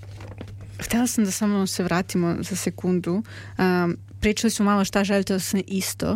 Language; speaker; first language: Croatian; native; Croatian